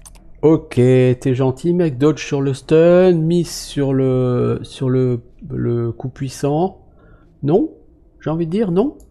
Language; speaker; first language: French; native; French